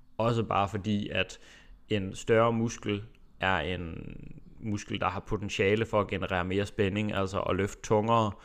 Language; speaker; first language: Danish; native; Danish